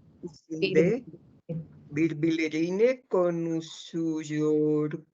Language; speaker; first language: Turkish; non-native, learner; Spanish